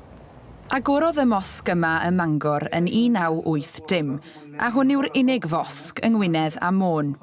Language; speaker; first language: Welsh; native; Welsh